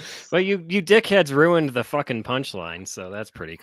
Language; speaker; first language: English; native; English